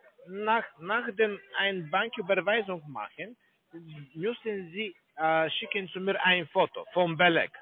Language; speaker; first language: German; non-native, learner; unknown